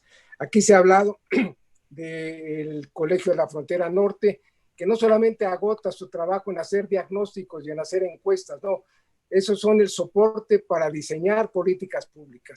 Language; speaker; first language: Spanish; native; Spanish